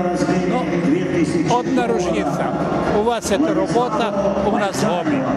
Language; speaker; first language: Russian; non-native, learner; English